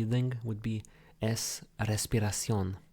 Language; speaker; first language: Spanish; non-native, learner; English